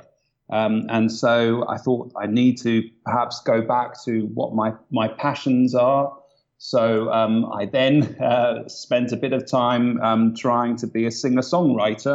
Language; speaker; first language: English; native; English